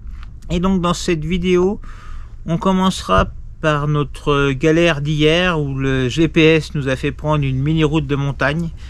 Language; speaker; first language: French; native; French